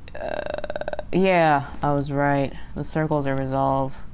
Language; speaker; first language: English; native; English